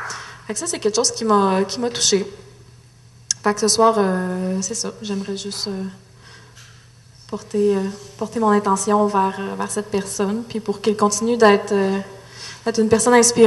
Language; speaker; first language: French; native; French